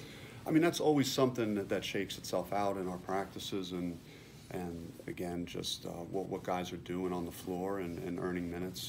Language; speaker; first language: English; native; English